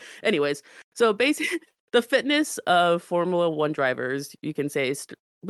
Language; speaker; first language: English; native; English